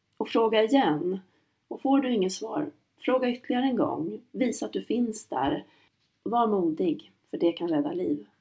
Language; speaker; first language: Swedish; native; Swedish